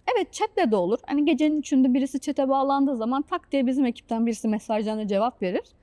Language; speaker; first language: Turkish; native; Turkish